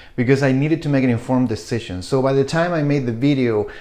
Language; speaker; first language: English; non-native, fluent; Spanish